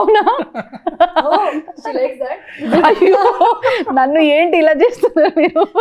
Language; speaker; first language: Telugu; native; Telugu